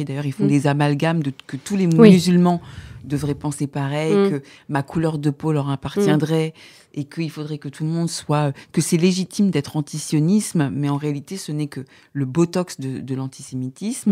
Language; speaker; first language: French; native; French